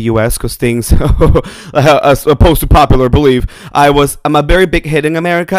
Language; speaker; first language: English; non-native, fluent; Spanish